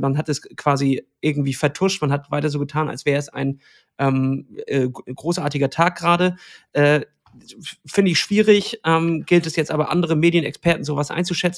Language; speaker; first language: German; native; German